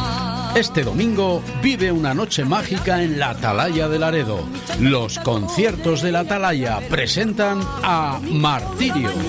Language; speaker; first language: Spanish; native; Spanish